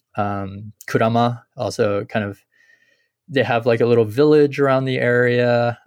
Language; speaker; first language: English; native; English